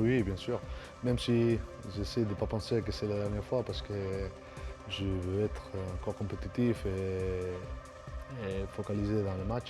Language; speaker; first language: French; non-native, fluent; Spanish